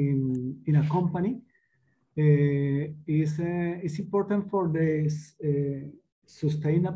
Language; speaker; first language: English; non-native, learner; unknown